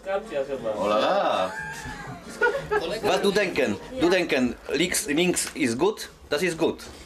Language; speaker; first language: German; non-native, learner; Polish